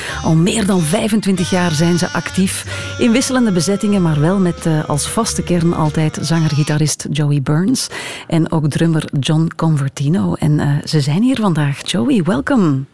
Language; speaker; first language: Dutch; native; Dutch